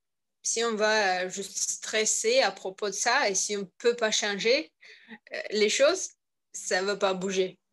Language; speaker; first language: French; non-native, learner; Russian